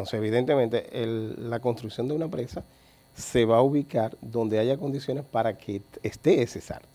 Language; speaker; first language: Spanish; native; Spanish